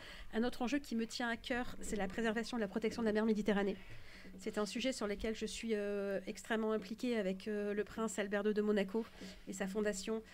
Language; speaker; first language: French; native; French